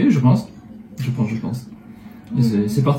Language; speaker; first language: French; native; French